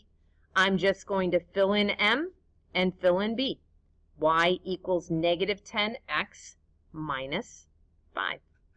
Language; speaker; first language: English; native; English